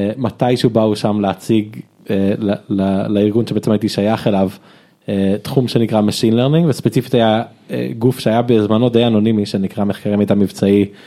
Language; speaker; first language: Hebrew; early bilingual, other home language; English